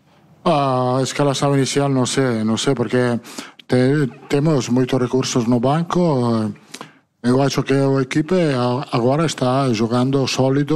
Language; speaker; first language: Portuguese; non-native, fluent; Italian